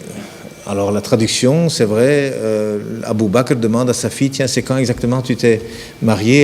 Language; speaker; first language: French; native; French